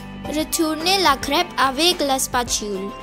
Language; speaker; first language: French; non-native, learner; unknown